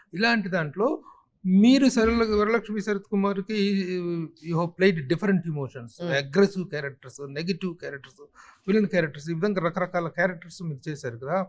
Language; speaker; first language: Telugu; native; Telugu